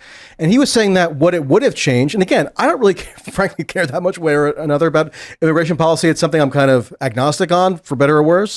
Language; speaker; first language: English; native; English